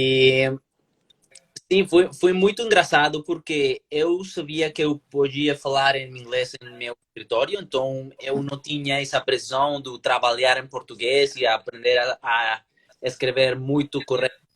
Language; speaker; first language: Portuguese; non-native, learner; Spanish